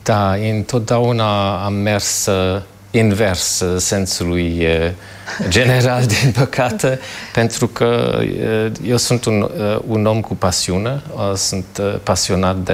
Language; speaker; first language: Romanian; non-native, fluent; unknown